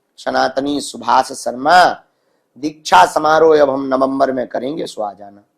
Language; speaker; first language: Hindi; native; Hindi